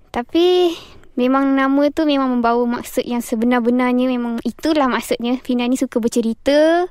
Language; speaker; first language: Malay; native; Malay